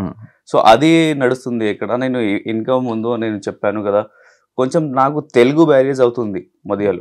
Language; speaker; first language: Telugu; non-native, learner; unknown